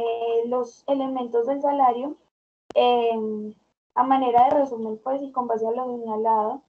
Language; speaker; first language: Spanish; native; Spanish